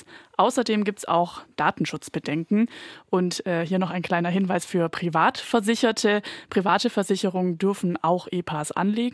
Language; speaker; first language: German; native; German